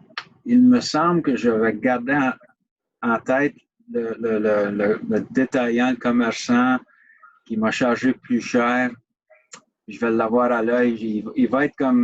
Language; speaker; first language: French; native; French